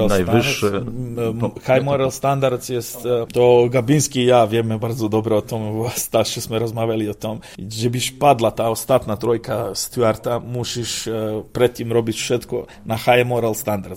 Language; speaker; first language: Polish; non-native, fluent; Serbian